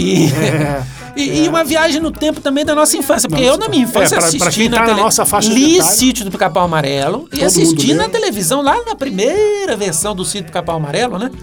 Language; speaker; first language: Portuguese; native; Portuguese